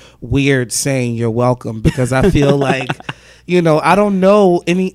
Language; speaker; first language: English; native; English